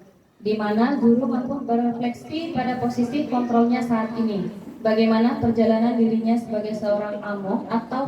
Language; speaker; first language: Indonesian; native; Indonesian